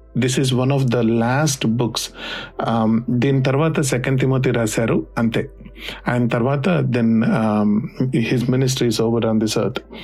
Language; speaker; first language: English; non-native, local second language; Telugu